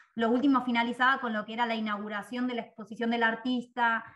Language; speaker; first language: Spanish; native; Spanish